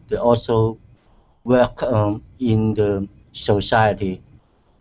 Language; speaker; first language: English; non-native, learner; Chinese